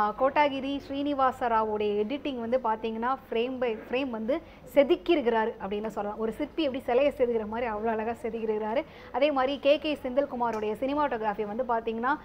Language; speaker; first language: Tamil; native; Tamil